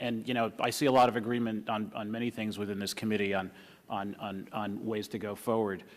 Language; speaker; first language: English; native; English